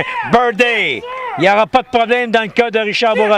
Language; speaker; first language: French; native; French